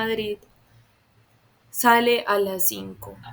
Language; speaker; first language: Spanish; non-native, fluent; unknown